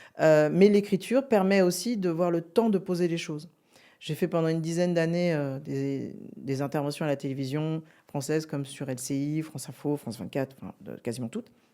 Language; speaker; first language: French; native; French